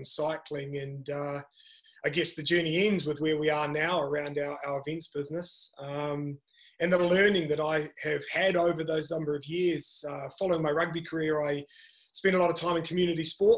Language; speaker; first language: English; native; English